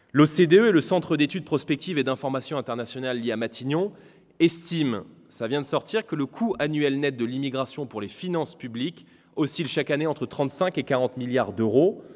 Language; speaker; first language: French; native; French